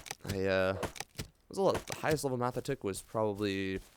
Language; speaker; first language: English; native; English